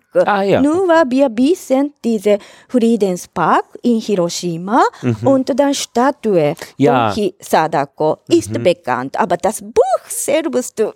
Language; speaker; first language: German; non-native, learner; Japanese